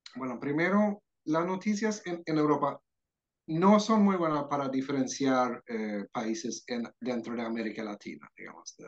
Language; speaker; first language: Spanish; non-native, fluent; Swedish